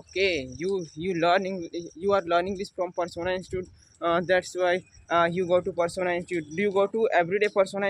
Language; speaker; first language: English; non-native, learner; Hindi